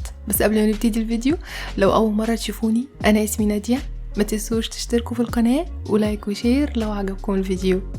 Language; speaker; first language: Arabic; native; Arabic